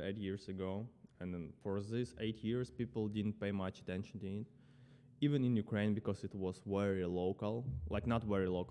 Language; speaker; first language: English; non-native, fluent; Ukrainian